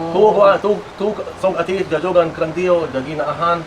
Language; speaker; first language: Thai; non-native, learner; Hebrew